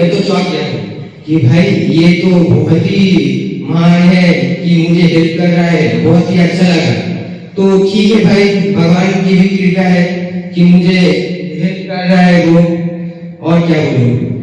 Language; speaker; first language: Hindi; non-native, local second language; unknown